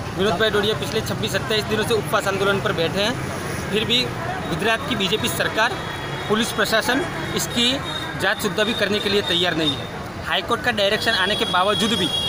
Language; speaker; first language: Hindi; non-native, local second language; Gujarati